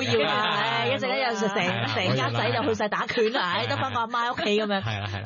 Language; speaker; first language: Cantonese; native; Cantonese